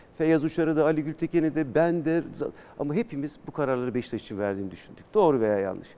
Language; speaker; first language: Turkish; native; Turkish